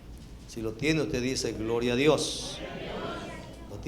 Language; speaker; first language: Spanish; native; Spanish